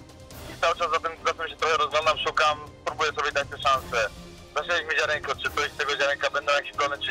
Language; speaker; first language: Polish; native; Polish